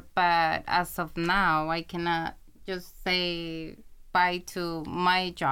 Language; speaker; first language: English; non-native, fluent; Spanish